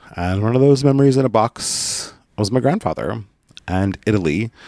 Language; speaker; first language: English; early bilingual, other home language; Italian